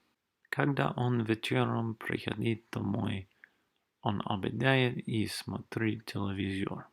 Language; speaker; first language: Russian; non-native, learner; English